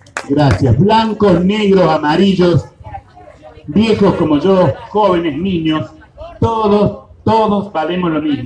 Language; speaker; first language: Spanish; native; Spanish